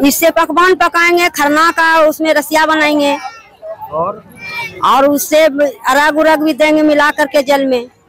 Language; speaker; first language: Hindi; native; Hindi